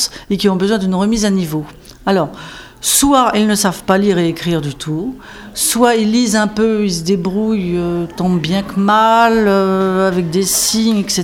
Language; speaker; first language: French; native; French